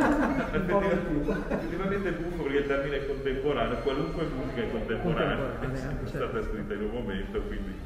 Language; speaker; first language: Italian; native; Italian